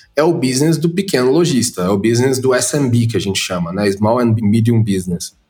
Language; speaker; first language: Portuguese; native; Portuguese